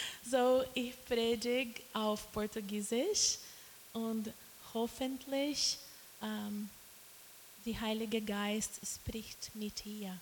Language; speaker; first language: German; non-native, learner; Portuguese